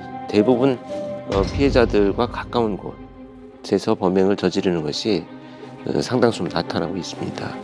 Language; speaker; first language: Korean; native; Korean